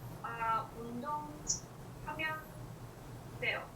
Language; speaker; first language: Korean; non-native, learner; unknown